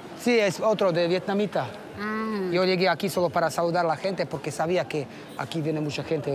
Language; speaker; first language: Spanish; non-native, fluent; Slovak